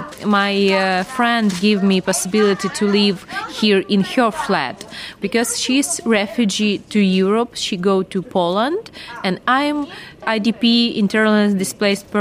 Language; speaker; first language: English; non-native, fluent; Ukrainian